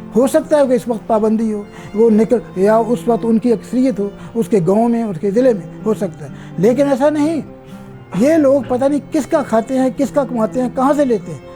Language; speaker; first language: Urdu; non-native, local second language; Punjabi